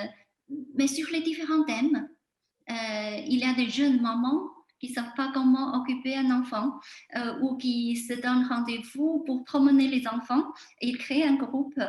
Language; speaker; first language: French; non-native, fluent; Chinese